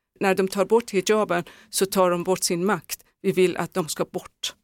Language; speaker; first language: Swedish; non-native, fluent; Persian